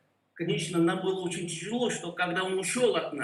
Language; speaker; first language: Russian; non-native, learner; Korean